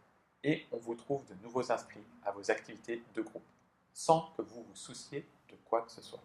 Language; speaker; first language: French; native; French